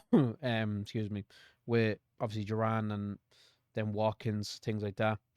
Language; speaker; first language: English; native; English